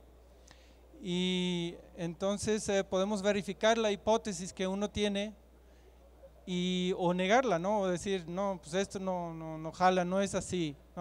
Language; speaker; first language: Spanish; non-native, fluent; German